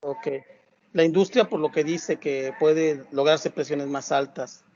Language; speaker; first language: Spanish; native; Spanish